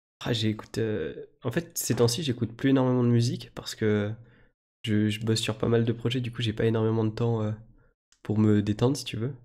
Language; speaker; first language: French; native; French